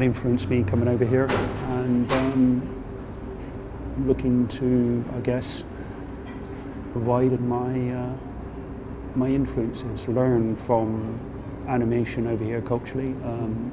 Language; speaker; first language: English; native; English